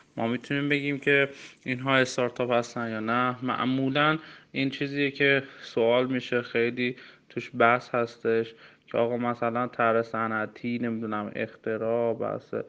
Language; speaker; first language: Persian; non-native, local second language; Armenian